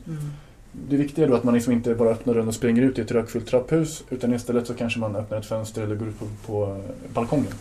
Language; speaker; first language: Swedish; native; Swedish